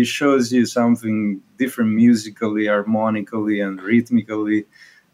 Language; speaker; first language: English; non-native, fluent; Italian